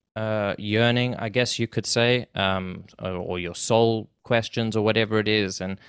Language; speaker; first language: English; native; English